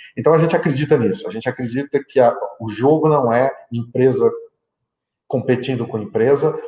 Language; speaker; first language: Portuguese; native; Portuguese